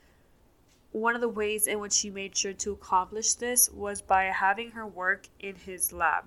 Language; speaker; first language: English; native; English